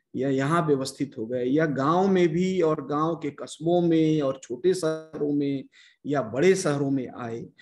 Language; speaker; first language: Hindi; non-native, local second language; Bhojpuri